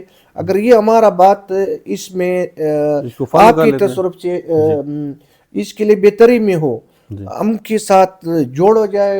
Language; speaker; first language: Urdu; non-native, local second language; Pashto